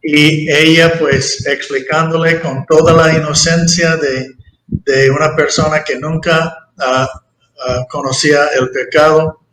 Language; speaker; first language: Spanish; non-native, fluent; English